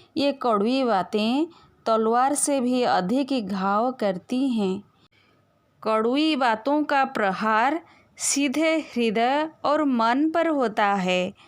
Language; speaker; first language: Hindi; non-native, local second language; Odia